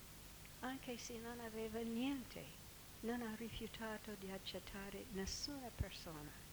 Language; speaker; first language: Italian; non-native, fluent; English